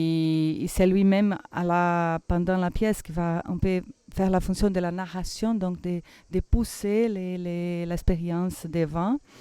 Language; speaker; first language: French; non-native, fluent; Portuguese